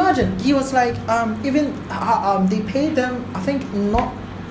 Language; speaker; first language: English; non-native, local second language; Akan